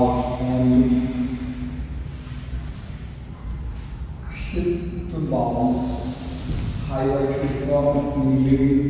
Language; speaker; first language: Vietnamese; non-native, learner; Hindi